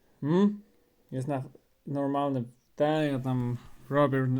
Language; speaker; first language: Polish; non-native, learner; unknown